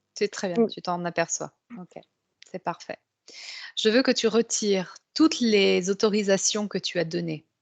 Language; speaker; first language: French; native; French